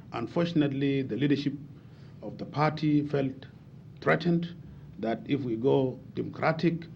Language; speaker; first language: English; non-native, fluent; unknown